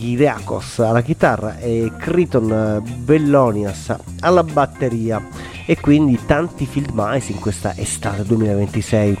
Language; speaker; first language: Italian; native; Italian